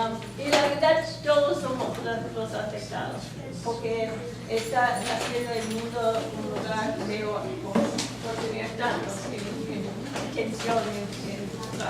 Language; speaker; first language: Spanish; non-native, learner; English